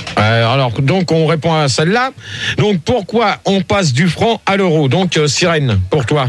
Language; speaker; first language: French; native; French